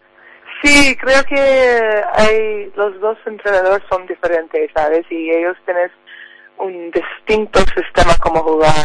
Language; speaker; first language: Spanish; non-native, learner; English